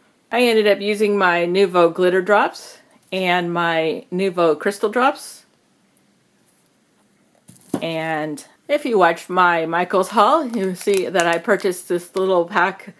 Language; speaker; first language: English; native; English